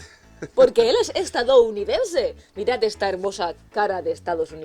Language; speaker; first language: Spanish; native; Spanish